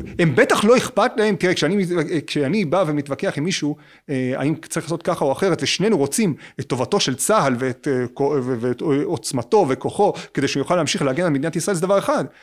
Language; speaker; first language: Hebrew; native; Hebrew